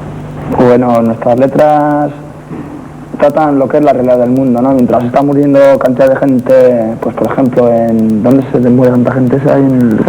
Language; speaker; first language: Spanish; native; Spanish